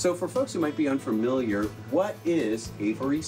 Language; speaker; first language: English; native; English